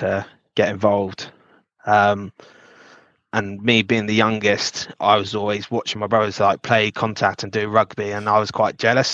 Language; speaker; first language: English; native; English